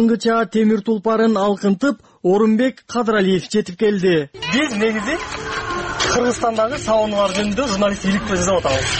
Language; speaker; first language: Kyrgyz; native; Kyrgyz